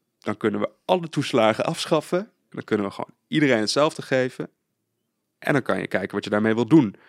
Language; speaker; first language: Dutch; native; Dutch